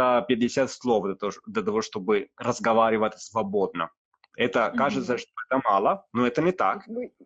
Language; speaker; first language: Russian; non-native, fluent; Italian